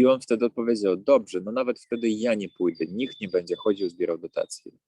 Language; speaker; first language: Polish; native; Polish